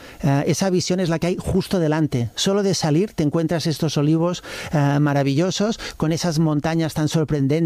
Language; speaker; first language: Spanish; native; Spanish